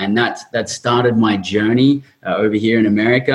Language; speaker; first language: English; native; English